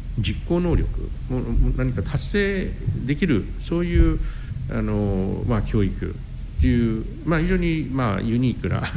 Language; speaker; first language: Japanese; non-native, fluent; English